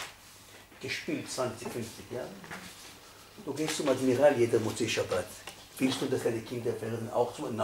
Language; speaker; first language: German; non-native, fluent; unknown